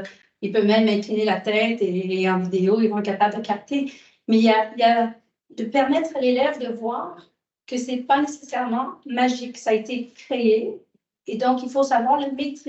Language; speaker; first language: French; native; French